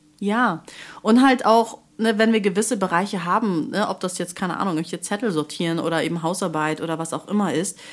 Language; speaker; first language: German; native; German